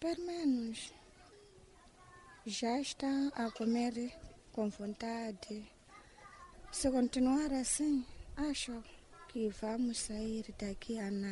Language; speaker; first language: Portuguese; non-native, local second language; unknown